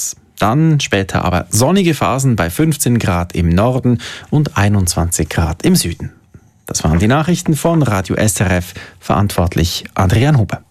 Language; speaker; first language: German; native; German